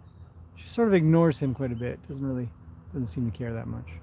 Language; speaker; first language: English; native; English